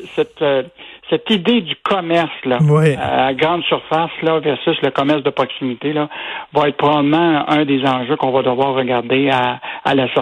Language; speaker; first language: French; native; French